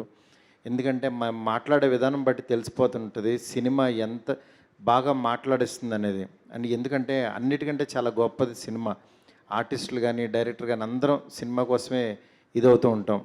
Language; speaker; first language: Telugu; native; Telugu